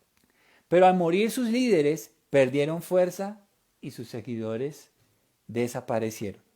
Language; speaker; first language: Spanish; native; Spanish